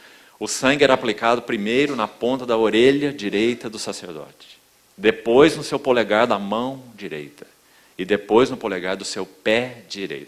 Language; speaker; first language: Portuguese; native; Portuguese